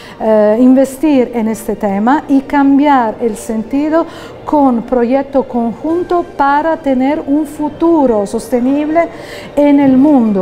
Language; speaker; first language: Spanish; non-native, fluent; Italian